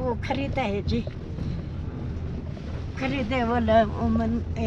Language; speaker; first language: Hindi; non-native, local second language; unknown